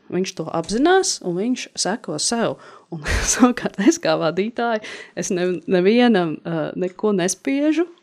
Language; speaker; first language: Latvian; native; Latvian